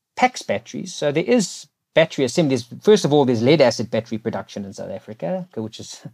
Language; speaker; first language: English; native; English